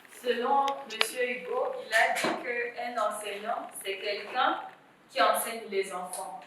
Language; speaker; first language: French; non-native, local second language; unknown